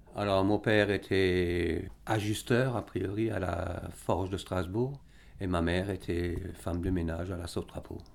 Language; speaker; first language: French; native; French